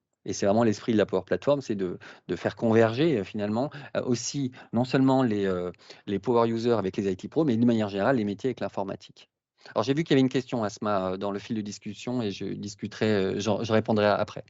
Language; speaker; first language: French; native; French